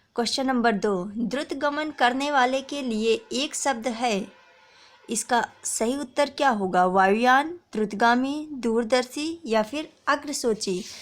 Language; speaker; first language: Hindi; native; Hindi